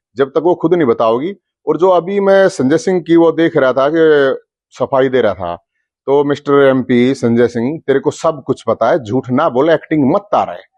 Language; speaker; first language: Hindi; native; Hindi